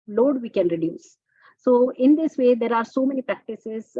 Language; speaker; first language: English; non-native, local second language; Telugu